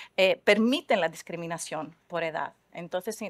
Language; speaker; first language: Spanish; non-native, fluent; Greek